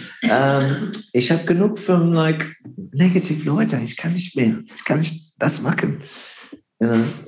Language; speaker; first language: German; non-native, learner; English